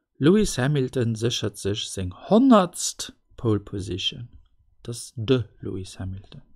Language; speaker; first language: German; non-native, local second language; Luxembourgish